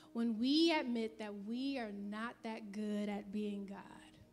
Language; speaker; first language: English; native; English